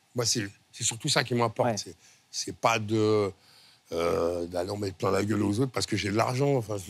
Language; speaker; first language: French; native; French